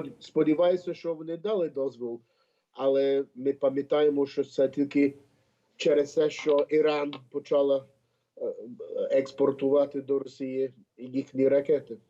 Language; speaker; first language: Ukrainian; early bilingual, heritage; Ukrainian